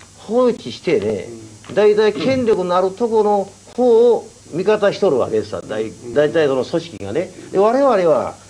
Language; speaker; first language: Japanese; early bilingual, other home language; Korean